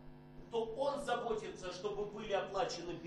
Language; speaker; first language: Polish; non-native, learner; Russian